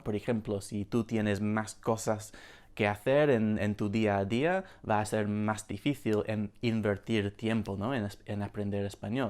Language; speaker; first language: Spanish; non-native, fluent; English